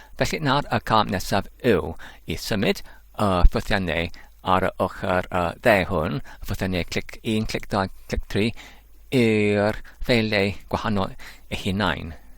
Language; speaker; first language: Welsh; non-native, learner; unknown